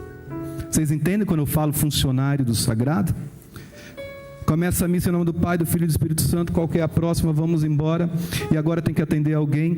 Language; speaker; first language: Portuguese; native; Portuguese